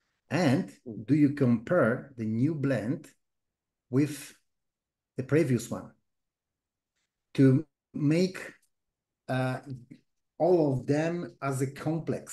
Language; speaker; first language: English; non-native, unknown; Polish